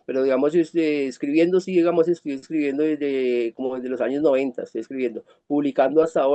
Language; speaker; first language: Spanish; native; Spanish